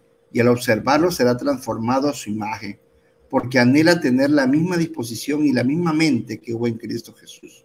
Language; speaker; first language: Spanish; native; Spanish